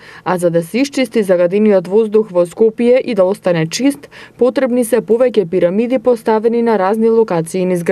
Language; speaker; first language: Macedonian; native; Macedonian